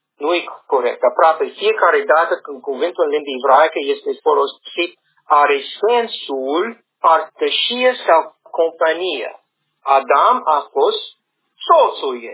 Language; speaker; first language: Romanian; non-native, learner; English